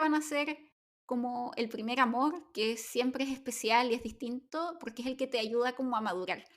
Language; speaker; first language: Spanish; native; Spanish